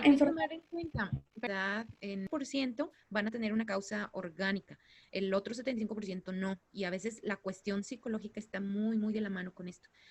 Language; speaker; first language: Spanish; native; Spanish